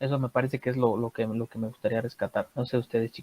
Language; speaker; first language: Spanish; native; Spanish